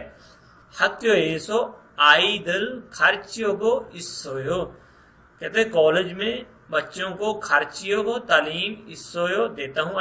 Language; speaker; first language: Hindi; non-native, local second language; Punjabi